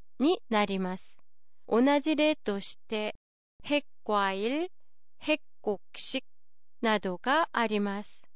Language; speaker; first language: Japanese; non-native, fluent; Korean